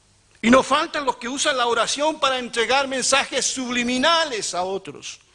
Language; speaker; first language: Spanish; native; Spanish